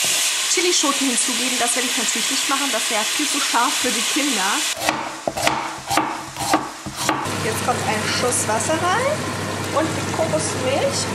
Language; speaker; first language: German; native; German